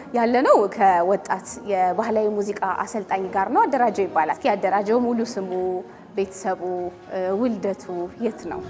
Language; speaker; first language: Amharic; native; Amharic